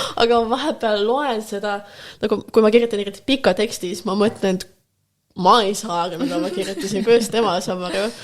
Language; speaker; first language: Estonian; non-native, local second language; Russian